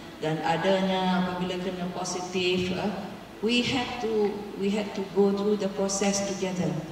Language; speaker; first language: English; non-native, local second language; Malay